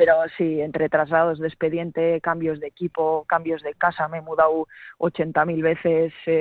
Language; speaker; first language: Spanish; native; Spanish